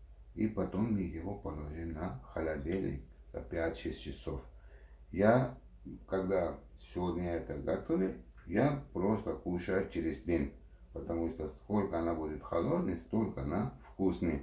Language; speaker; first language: Russian; non-native, learner; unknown